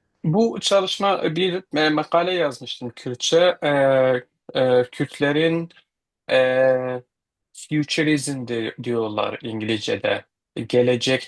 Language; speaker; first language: Turkish; non-native, fluent; Kurdish